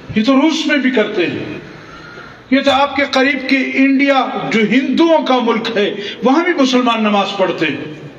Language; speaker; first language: Urdu; non-native, local second language; Pashto